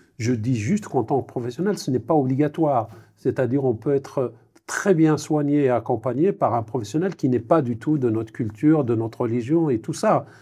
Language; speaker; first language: French; non-native, local second language; Kabyle